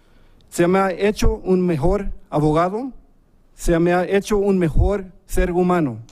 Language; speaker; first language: Spanish; early bilingual, heritage; English